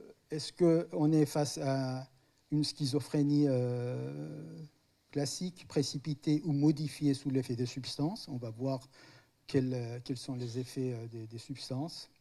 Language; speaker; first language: French; native; French